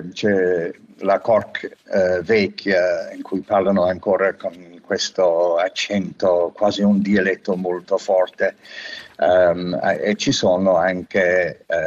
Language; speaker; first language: Italian; non-native, fluent; English